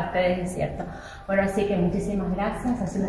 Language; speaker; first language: Spanish; native; Spanish